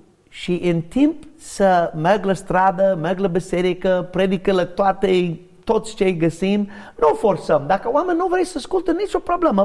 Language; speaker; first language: Romanian; non-native, learner; English